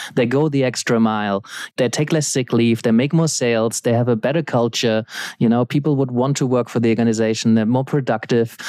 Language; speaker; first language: English; non-native, fluent; German